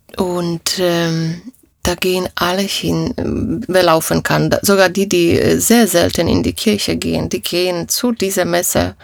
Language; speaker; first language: German; non-native, fluent; Polish